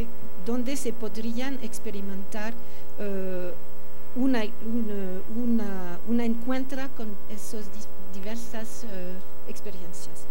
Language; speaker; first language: Spanish; non-native, fluent; French